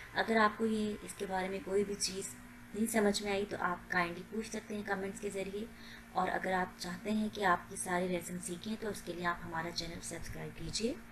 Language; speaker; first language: Urdu; native; Urdu